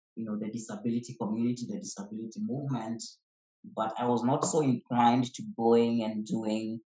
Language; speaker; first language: English; non-native, local second language; Kikuyu